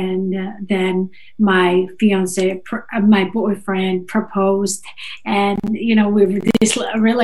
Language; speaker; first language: English; non-native, fluent; Russian